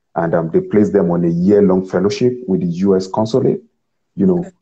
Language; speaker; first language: English; non-native, local second language; Yoruba